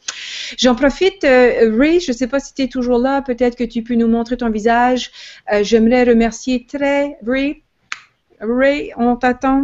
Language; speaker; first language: French; native; French